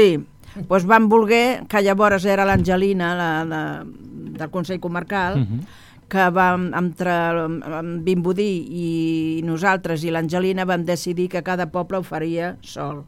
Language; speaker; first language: Catalan; non-native, local second language; Spanish